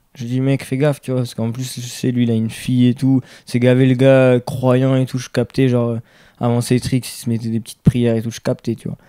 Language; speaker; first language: French; native; French